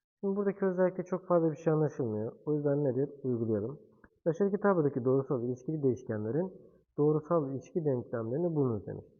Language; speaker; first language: Turkish; native; Turkish